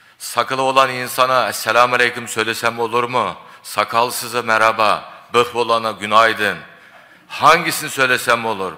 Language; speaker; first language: Turkish; non-native, fluent; Japanese